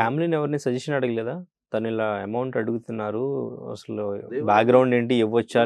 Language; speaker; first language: Telugu; native; Telugu